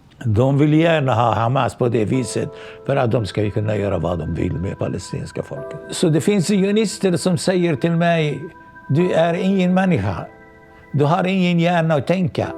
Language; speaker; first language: Swedish; non-native, local second language; Arabic